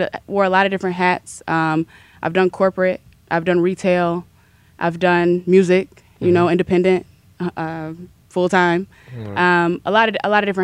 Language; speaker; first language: English; native; English